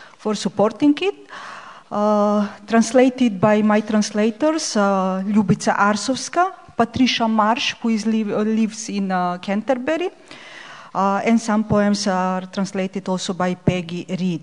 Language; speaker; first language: English; non-native, fluent; Macedonian